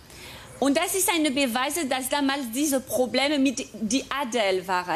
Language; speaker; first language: German; non-native, fluent; French